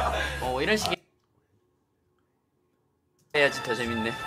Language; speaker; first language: Korean; native; Korean